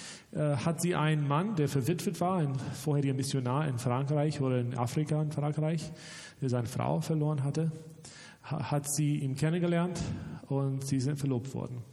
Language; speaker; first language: German; non-native, fluent; English